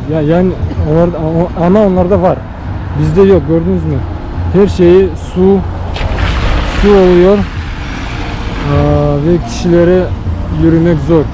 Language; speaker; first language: Turkish; non-native, learner; Bashkir